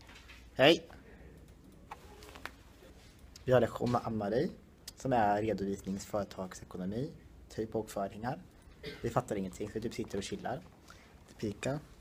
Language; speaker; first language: Swedish; native; Swedish